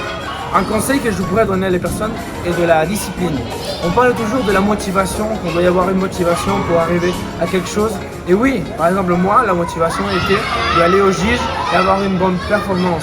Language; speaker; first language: French; non-native, fluent; Spanish